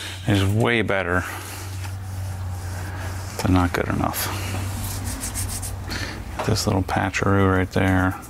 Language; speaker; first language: English; native; English